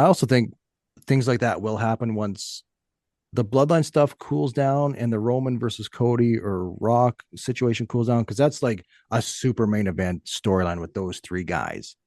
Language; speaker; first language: English; native; English